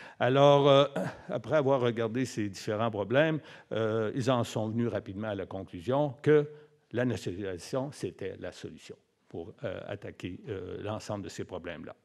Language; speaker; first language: French; native; French